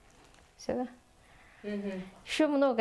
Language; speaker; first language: Russian; non-native, learner; Kyrgyz